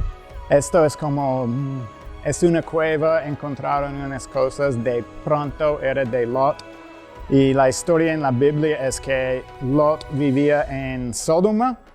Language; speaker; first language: Spanish; non-native, fluent; English